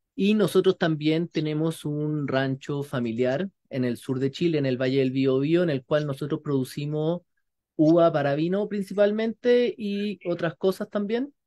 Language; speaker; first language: Spanish; native; Spanish